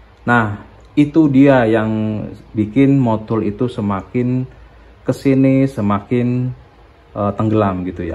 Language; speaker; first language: Indonesian; non-native, local second language; Sundanese